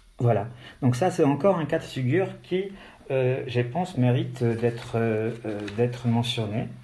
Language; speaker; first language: French; non-native, fluent; Polish